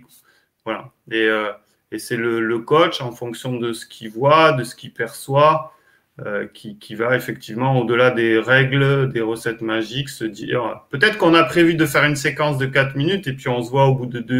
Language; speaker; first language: French; native; French